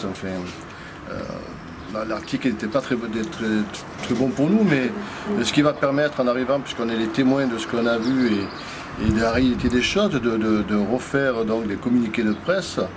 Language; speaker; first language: French; native; French